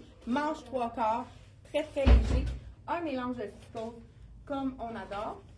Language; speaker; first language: French; native; French